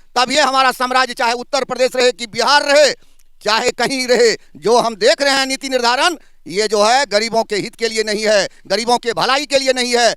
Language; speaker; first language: Hindi; native; Hindi